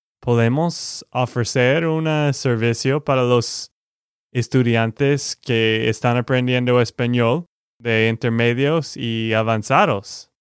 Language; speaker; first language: Spanish; non-native, learner; English